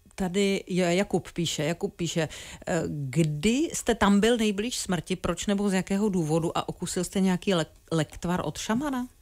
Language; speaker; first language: Czech; native; Czech